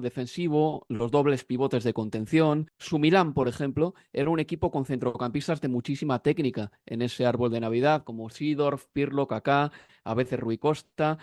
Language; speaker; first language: Spanish; native; Spanish